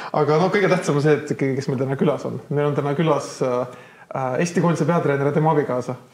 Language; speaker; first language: Estonian; native; Estonian